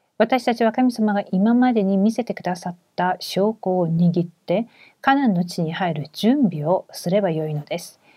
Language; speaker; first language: Japanese; non-native, fluent; Korean